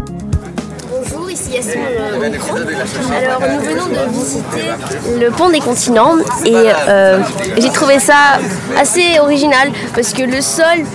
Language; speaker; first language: French; native; French